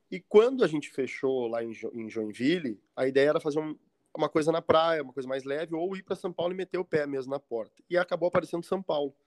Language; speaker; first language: Portuguese; native; Portuguese